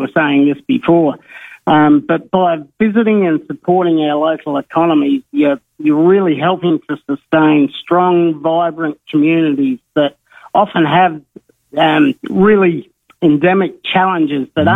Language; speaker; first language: English; native; English